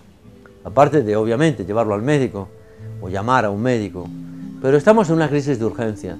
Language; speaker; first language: Spanish; native; Spanish